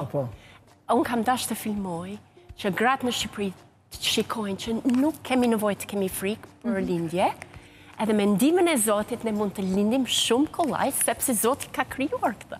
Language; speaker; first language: Albanian; non-native, fluent; English